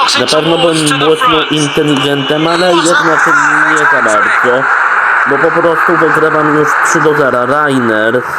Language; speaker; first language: Polish; native; Polish